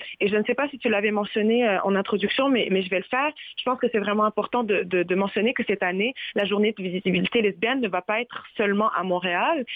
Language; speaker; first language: French; early bilingual, other home language; Arabic